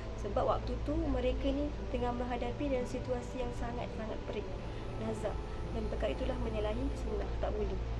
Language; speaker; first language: Malay; native; Malay